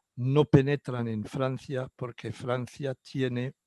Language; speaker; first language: Spanish; non-native, local second language; Catalan